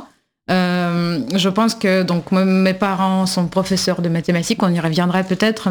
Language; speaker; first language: French; non-native, fluent; Russian